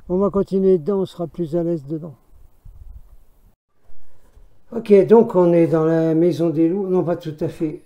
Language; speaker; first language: French; native; French